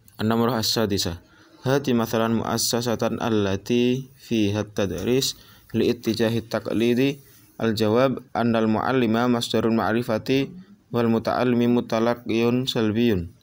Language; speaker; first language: Arabic; non-native, learner; Indonesian